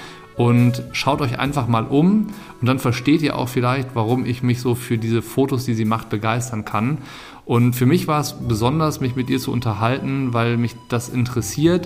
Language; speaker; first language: German; native; German